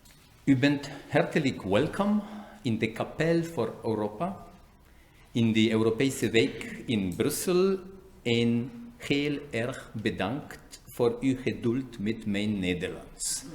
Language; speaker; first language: Dutch; non-native, fluent; French